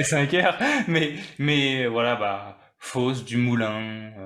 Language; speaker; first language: French; native; French